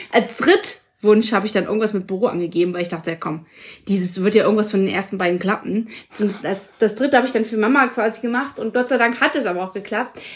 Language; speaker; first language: German; early bilingual, other home language; Italian